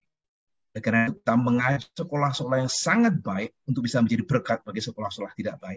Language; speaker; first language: Indonesian; native; Indonesian